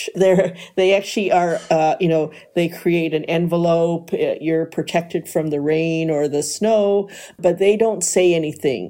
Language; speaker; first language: English; native; English